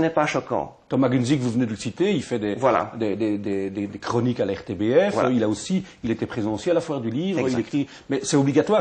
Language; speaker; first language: French; native; French